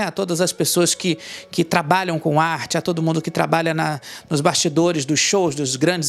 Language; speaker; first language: Portuguese; native; Portuguese